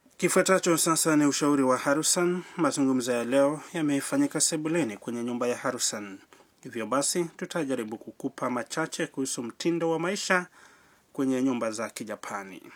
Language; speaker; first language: Swahili; native; Swahili